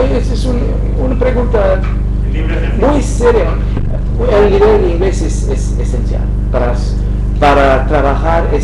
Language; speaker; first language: Spanish; non-native, fluent; English